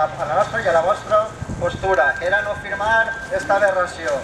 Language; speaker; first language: Catalan; native; Catalan